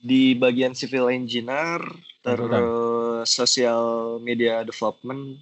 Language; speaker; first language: Indonesian; native; Indonesian